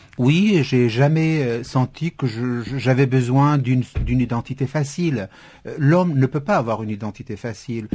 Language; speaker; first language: French; non-native, fluent; Kurdish